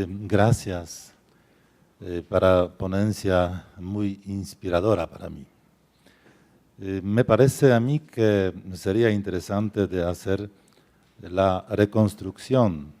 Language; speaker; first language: Spanish; non-native, fluent; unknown